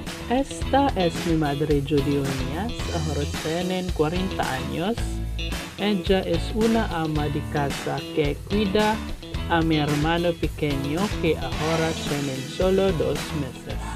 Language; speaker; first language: Spanish; non-native, learner; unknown